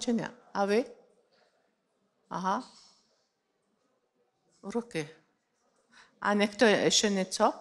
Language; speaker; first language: Czech; non-native, learner; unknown